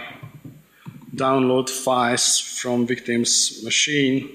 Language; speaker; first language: English; non-native, fluent; Hungarian